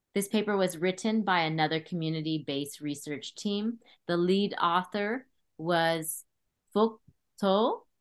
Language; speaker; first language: English; early bilingual, other home language; Khmer